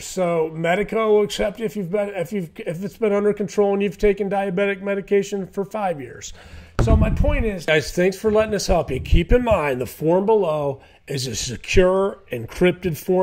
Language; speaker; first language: English; native; English